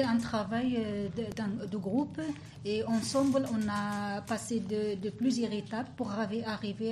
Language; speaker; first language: French; non-native, learner; Arabic